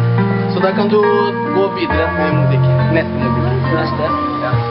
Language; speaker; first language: Norwegian; non-native, learner; Portuguese